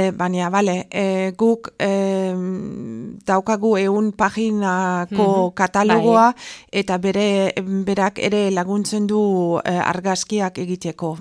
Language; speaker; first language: Basque; non-native, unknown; German